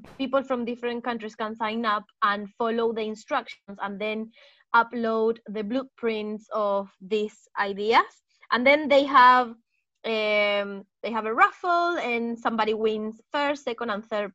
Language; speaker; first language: English; non-native, fluent; Spanish